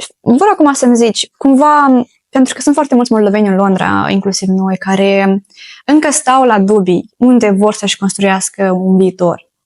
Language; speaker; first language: Romanian; native; Romanian